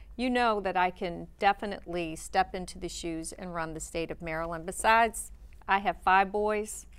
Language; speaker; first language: English; native; English